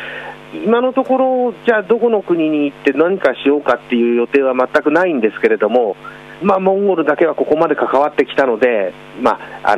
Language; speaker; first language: Japanese; native; Japanese